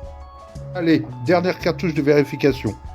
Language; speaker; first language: French; native; French